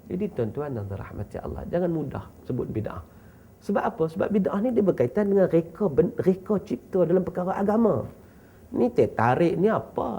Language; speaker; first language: Malay; native; Malay